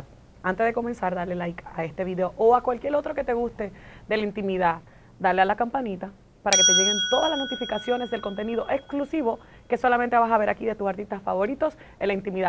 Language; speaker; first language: Spanish; native; Spanish